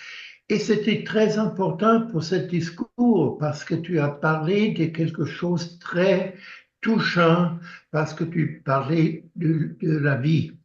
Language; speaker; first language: French; non-native, learner; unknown